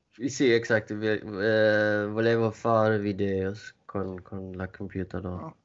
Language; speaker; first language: Italian; non-native, learner; Swedish